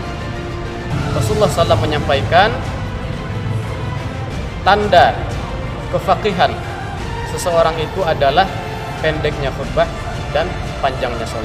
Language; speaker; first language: Indonesian; native; Indonesian